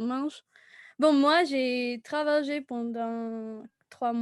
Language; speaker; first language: French; non-native, fluent; Spanish